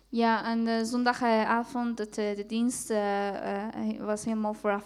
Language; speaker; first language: Dutch; non-native, fluent; Persian